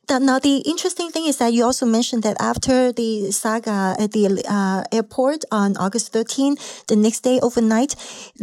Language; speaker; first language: English; non-native, local second language; Cantonese